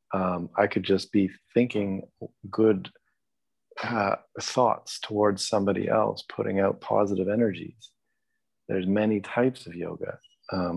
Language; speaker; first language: English; native; English